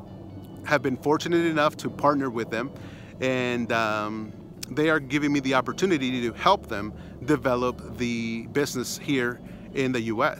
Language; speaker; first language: English; early bilingual, other home language; Spanish